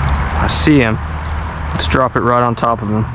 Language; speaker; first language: English; native; English